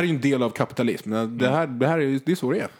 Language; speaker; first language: Swedish; native; Swedish